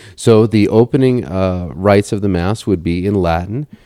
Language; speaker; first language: English; native; English